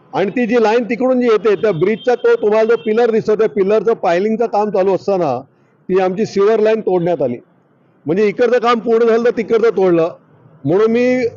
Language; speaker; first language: Marathi; native; Marathi